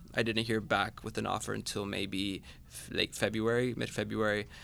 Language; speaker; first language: English; non-native, fluent; Spanish